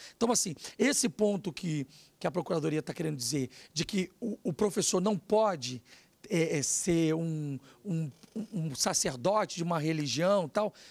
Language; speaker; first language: Portuguese; native; Portuguese